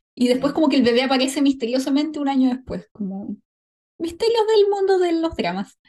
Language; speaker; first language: Spanish; native; Spanish